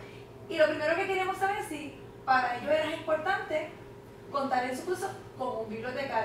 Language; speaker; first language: Spanish; native; Spanish